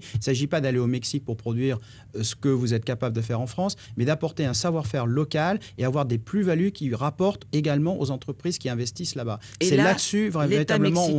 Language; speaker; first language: French; native; French